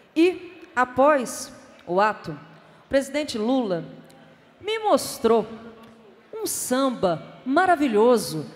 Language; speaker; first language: Portuguese; native; Portuguese